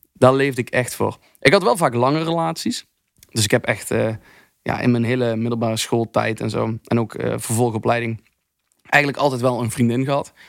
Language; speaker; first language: Dutch; native; Dutch